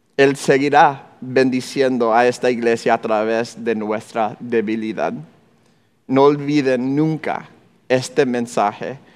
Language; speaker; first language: Spanish; non-native, fluent; English